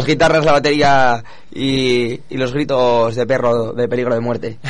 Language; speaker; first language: Spanish; native; Spanish